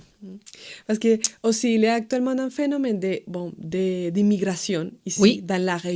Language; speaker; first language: French; non-native, fluent; Spanish